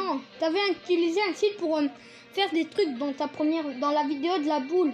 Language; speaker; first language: French; native; French